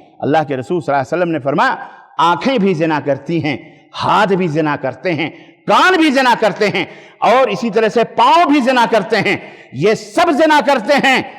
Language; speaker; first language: Urdu; native; Urdu